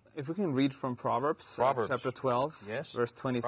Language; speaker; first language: English; non-native, fluent; German